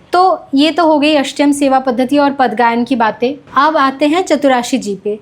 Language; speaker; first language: Hindi; non-native, local second language; Bangla